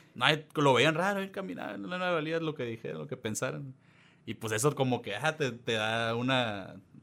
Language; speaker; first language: Spanish; early bilingual, heritage; Spanish